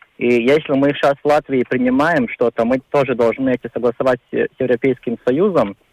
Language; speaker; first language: Russian; non-native, local second language; Latvian